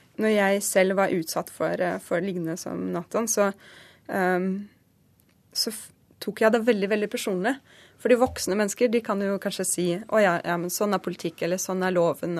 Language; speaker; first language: Norwegian; early bilingual, other home language; Russian